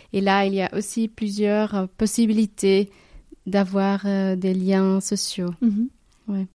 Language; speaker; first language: French; non-native, local second language; Tamil